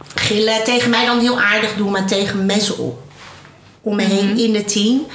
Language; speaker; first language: Dutch; early bilingual, other home language; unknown